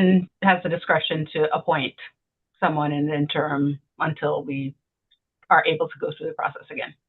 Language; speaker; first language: English; native; English